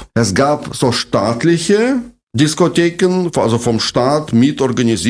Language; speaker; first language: German; non-native, fluent; Russian